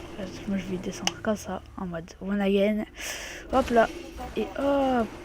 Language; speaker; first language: French; native; French